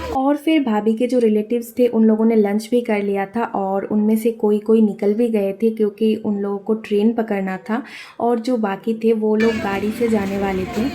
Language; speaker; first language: Hindi; non-native, local second language; Bangla